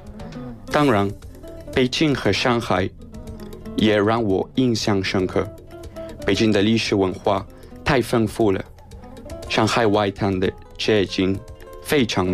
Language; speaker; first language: Chinese; non-native, learner; Spanish